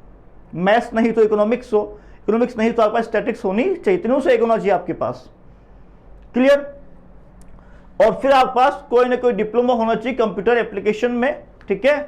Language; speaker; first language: Hindi; native; Hindi